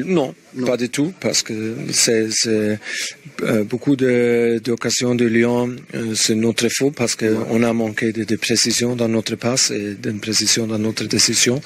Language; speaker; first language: French; non-native, learner; Spanish